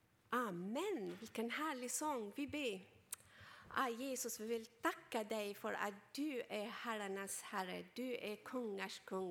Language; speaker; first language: Swedish; non-native, fluent; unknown